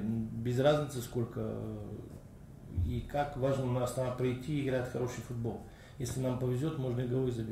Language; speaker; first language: Russian; non-native, learner; Bulgarian